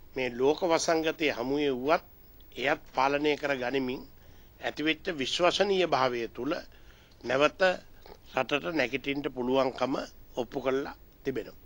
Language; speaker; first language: Sinhala; native; Sinhala